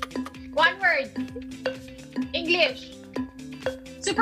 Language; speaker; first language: English; non-native, local second language; Filipino